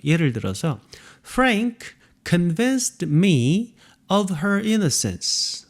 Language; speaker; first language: English; non-native, fluent; Korean